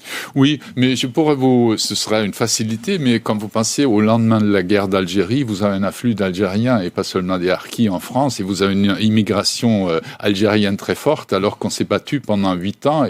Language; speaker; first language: French; native; French